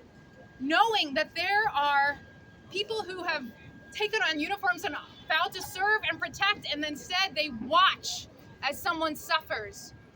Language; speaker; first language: English; native; English